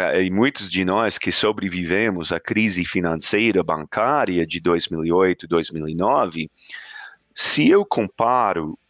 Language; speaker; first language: Portuguese; non-native, fluent; English